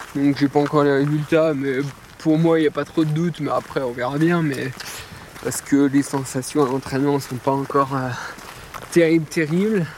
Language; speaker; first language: French; native; French